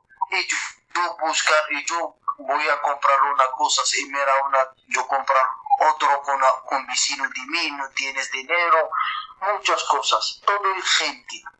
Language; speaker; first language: Spanish; non-native, learner; Arabic